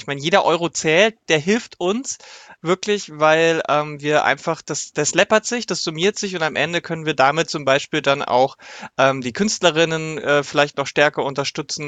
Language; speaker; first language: German; native; German